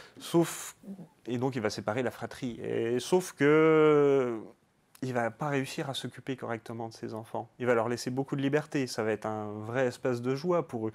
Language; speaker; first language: French; native; French